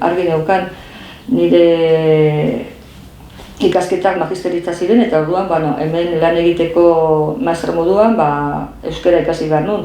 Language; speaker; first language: Basque; non-native, local second language; Spanish